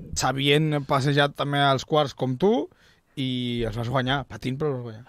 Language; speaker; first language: Catalan; native; Catalan